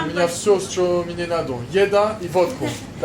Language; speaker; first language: Russian; non-native, learner; French